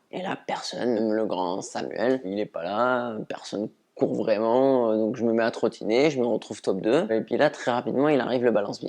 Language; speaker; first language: French; native; French